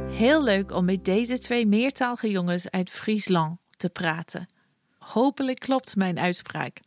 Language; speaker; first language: Dutch; non-native, fluent; English